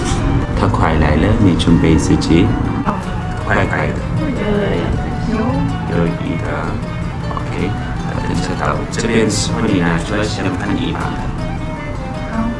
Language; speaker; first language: Chinese; non-native, fluent; Turkish